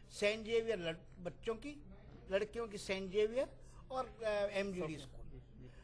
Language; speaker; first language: Hindi; native; Hindi